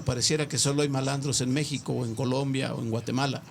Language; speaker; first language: Spanish; native; Spanish